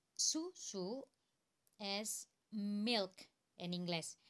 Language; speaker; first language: Spanish; non-native, learner; Indonesian